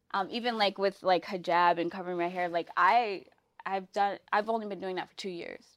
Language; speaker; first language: English; native; English